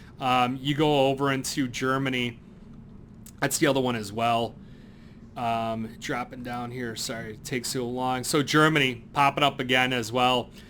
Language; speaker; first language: English; native; English